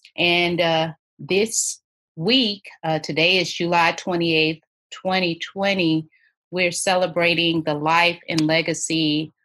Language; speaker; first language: English; native; English